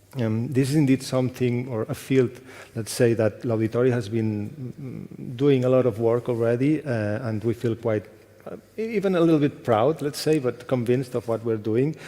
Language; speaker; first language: English; non-native, fluent; Catalan